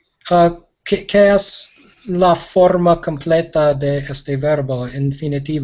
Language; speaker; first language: Spanish; non-native, learner; English